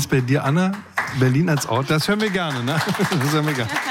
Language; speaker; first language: German; native; German